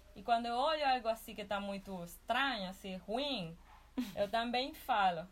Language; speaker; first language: Portuguese; non-native, fluent; Spanish